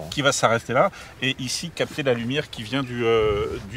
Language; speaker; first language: French; native; French